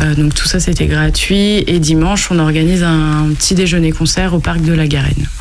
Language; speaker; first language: French; native; French